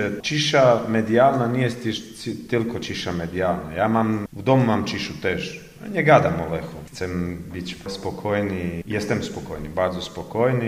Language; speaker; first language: Polish; non-native, fluent; Croatian